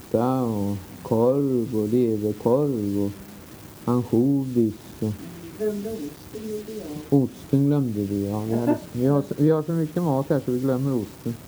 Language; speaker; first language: Swedish; native; Swedish